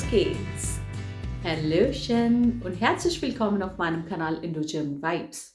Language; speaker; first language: German; non-native, fluent; Hindi